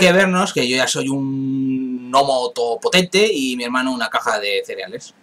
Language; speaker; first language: Spanish; native; Spanish